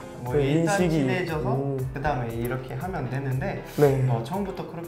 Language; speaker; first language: Korean; non-native, fluent; Portuguese